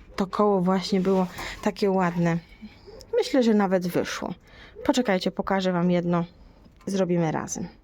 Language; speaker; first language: Polish; native; Polish